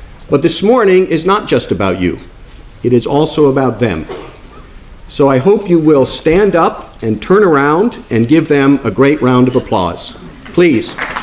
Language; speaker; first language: English; native; English